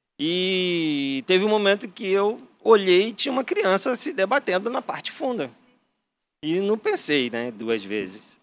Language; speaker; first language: Portuguese; native; Portuguese